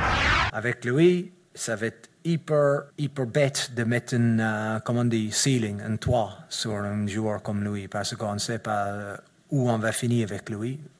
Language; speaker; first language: French; non-native, fluent; English